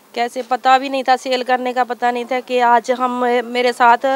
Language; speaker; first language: Hindi; native; Hindi